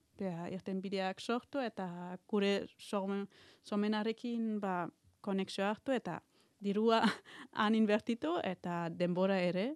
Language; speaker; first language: Basque; non-native, learner; German